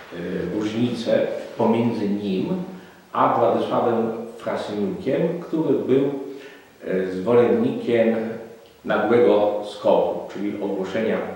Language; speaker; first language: Polish; native; Polish